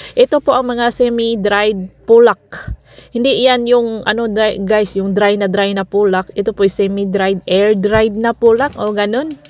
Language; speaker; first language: Filipino; non-native, local second language; Cebuano